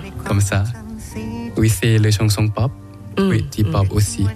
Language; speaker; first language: French; non-native, learner; Thai